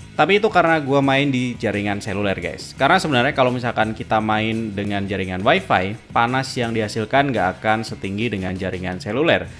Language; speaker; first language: Indonesian; native; Indonesian